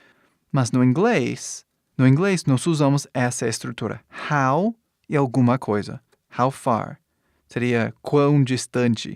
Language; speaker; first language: Portuguese; non-native, fluent; English